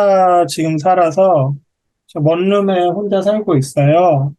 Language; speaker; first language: Korean; native; Korean